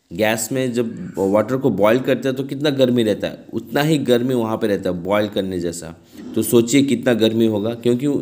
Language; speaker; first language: Hindi; non-native, local second language; Bangla